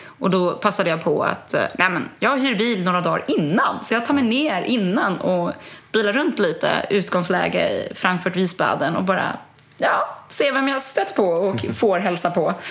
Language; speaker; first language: Swedish; early bilingual, other home language; German